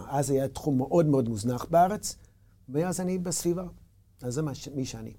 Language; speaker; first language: Hebrew; non-native, fluent; English